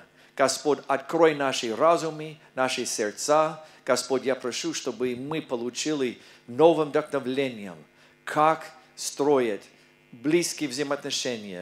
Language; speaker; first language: Russian; non-native, learner; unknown